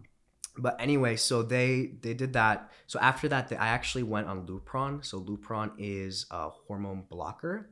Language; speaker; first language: English; early bilingual, other home language; Romanian